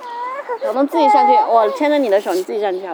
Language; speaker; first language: Chinese; native; Chinese